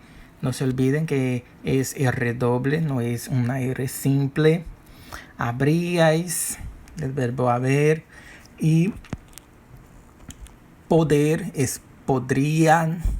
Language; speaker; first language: Spanish; non-native, fluent; Portuguese